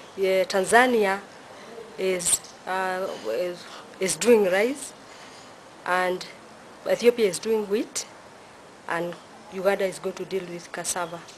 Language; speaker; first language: English; non-native, local second language; Kikuyu